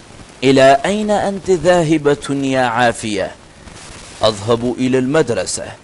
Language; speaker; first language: Arabic; non-native, fluent; Urdu